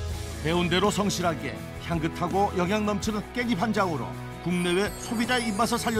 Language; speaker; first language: Korean; native; Korean